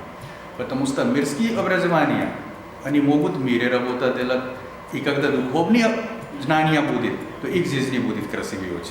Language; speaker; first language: Russian; non-native, learner; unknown